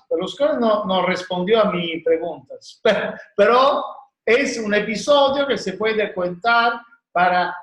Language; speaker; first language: Spanish; non-native, learner; Italian